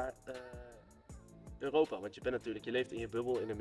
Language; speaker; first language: Dutch; native; Dutch